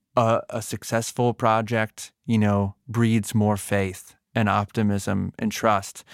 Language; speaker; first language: English; native; English